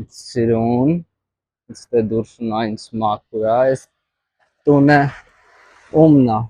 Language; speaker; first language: Armenian; non-native, learner; Hindi